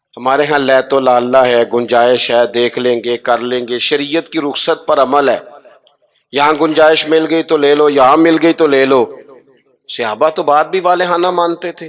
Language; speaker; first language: Urdu; non-native, local second language; Punjabi